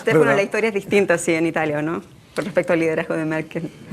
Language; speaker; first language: Spanish; native; Spanish